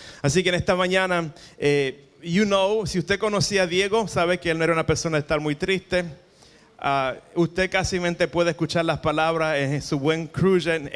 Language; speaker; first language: Spanish; early bilingual, heritage; Spanish